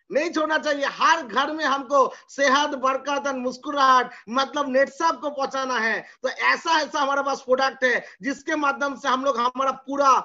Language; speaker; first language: Hindi; non-native, local second language; Bangla